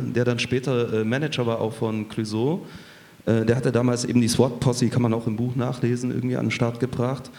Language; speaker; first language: German; native; German